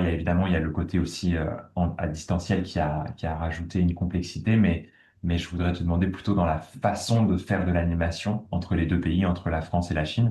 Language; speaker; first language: French; native; French